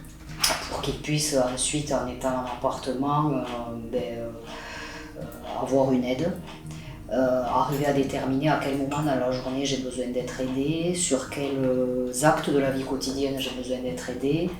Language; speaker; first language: French; native; French